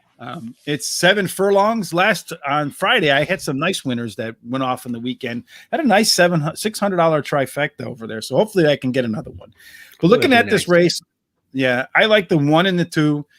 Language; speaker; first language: English; native; English